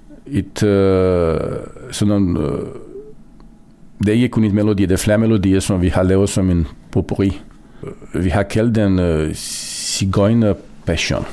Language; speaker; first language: Danish; non-native, fluent; Romanian